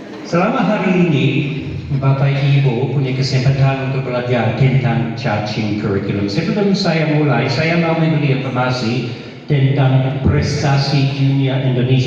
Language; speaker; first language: Indonesian; non-native, fluent; English